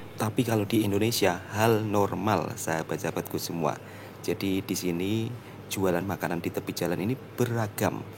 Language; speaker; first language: Indonesian; native; Indonesian